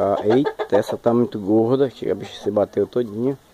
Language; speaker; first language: Portuguese; native; Portuguese